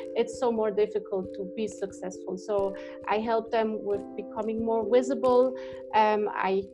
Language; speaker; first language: English; non-native, fluent; German